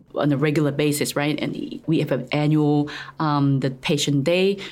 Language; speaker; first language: English; non-native, fluent; Korean